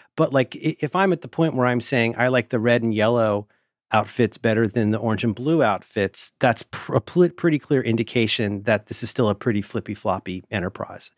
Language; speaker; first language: English; native; English